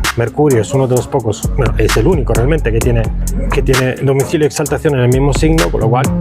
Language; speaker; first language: Spanish; non-native, fluent; Italian